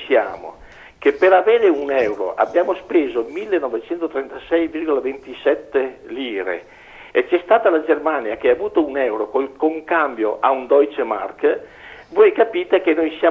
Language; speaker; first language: Italian; native; Italian